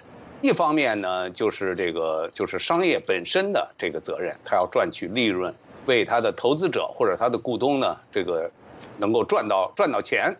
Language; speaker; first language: Chinese; native; Chinese